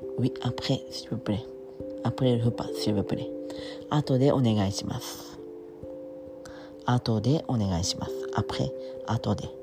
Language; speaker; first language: French; non-native, learner; Japanese